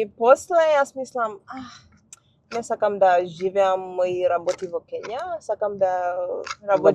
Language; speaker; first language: Macedonian; non-native, learner; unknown